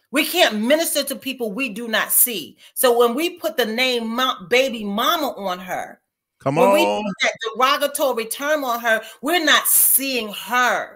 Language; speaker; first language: English; native; English